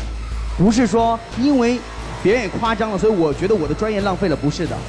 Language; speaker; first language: Chinese; native; Chinese